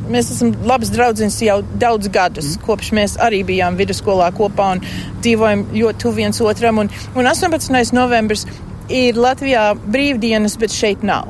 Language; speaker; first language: Latvian; native; Latvian